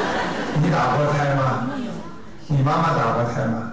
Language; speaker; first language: Chinese; native; Chinese